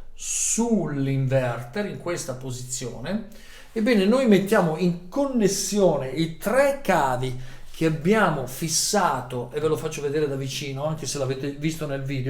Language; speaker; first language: Italian; native; Italian